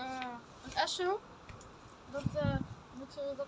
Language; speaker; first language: Dutch; early bilingual, other home language; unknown